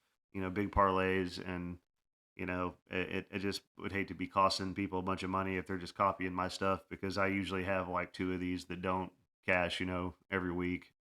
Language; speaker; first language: English; native; English